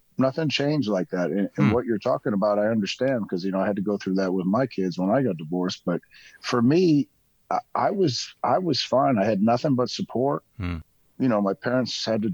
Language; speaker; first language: English; native; English